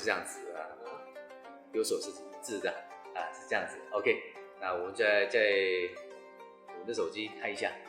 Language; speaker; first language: Chinese; non-native, fluent; Indonesian